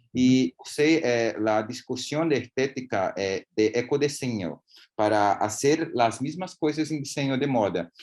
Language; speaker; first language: Spanish; non-native, learner; Portuguese